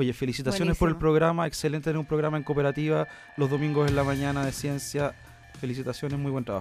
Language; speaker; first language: Spanish; native; Spanish